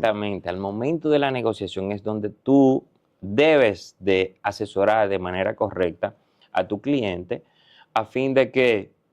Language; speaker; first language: Spanish; native; Spanish